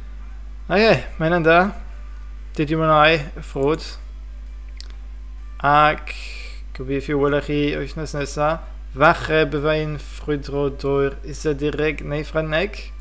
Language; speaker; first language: Welsh; non-native, fluent; English